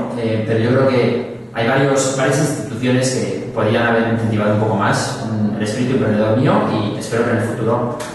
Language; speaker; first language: Spanish; native; Spanish